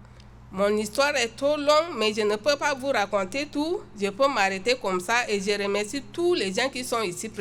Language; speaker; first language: French; non-native, local second language; Sango